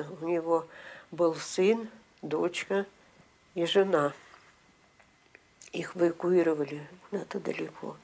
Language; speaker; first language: Russian; native; Russian